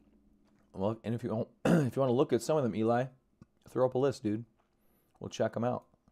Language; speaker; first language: English; native; English